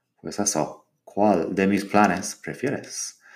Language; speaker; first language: Spanish; non-native, fluent; English